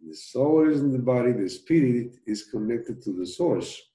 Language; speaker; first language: English; non-native, fluent; Spanish